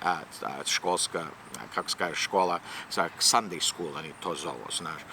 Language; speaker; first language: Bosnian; early bilingual, heritage; Serbian